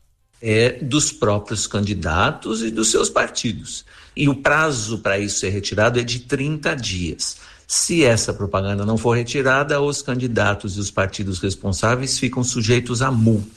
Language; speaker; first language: Portuguese; native; Portuguese